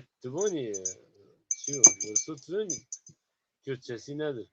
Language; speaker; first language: Turkish; non-native, local second language; Zaza